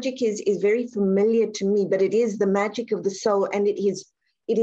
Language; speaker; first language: English; native; English